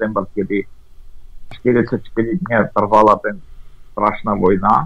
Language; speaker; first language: Czech; non-native, fluent; Armenian